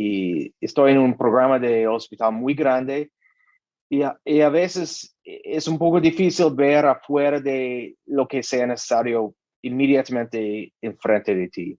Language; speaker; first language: Spanish; non-native, learner; English